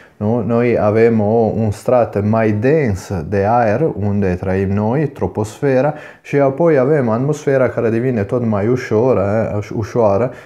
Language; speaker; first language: Romanian; non-native, fluent; Italian